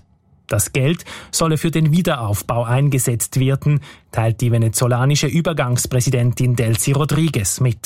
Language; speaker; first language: German; native; German